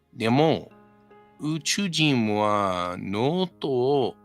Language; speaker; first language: Japanese; non-native, learner; English